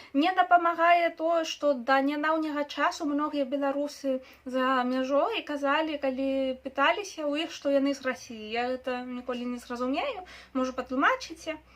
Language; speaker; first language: Belarusian; non-native, local second language; Russian